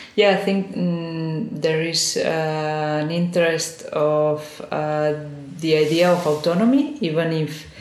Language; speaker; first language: English; non-native, fluent; Spanish